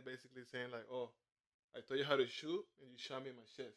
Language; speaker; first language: English; non-native, fluent; Spanish